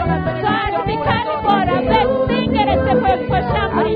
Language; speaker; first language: Swedish; non-native, fluent; French